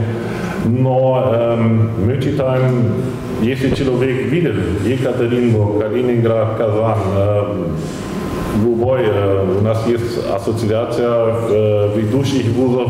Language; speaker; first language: Russian; non-native, fluent; German